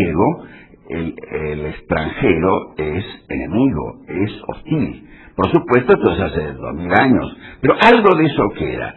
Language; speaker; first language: Spanish; native; Spanish